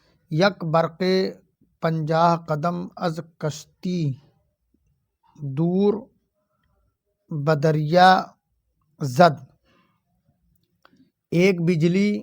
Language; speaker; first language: Persian; non-native, fluent; Urdu